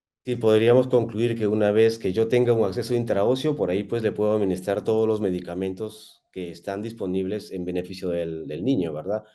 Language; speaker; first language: Spanish; native; Spanish